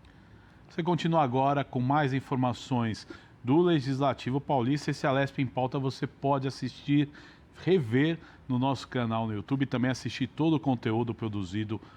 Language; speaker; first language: Portuguese; native; Portuguese